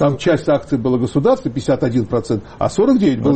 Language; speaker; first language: Russian; native; Russian